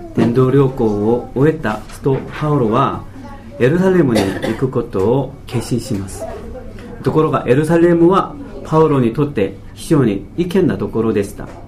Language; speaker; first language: Japanese; non-native, fluent; Korean